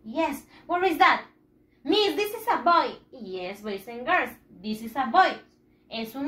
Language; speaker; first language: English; non-native, fluent; Spanish